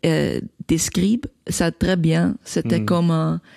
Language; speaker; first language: French; non-native, learner; Dutch